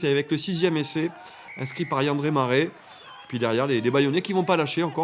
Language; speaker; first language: French; native; French